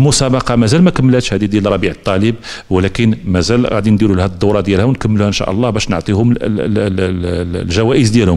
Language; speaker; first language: Arabic; native; Arabic